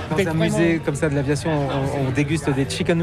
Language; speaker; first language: French; native; French